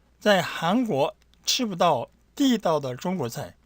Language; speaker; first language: Chinese; non-native, fluent; Korean